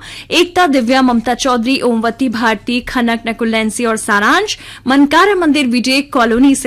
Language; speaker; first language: Hindi; native; Hindi